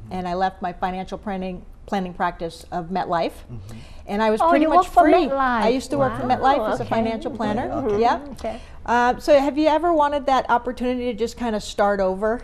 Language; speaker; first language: English; native; English